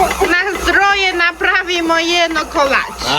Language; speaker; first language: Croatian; non-native, learner; Chinese